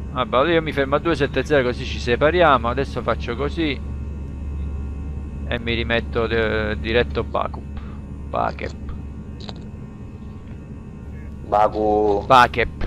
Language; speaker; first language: Italian; native; Italian